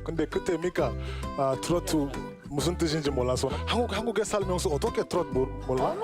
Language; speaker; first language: Korean; non-native, fluent; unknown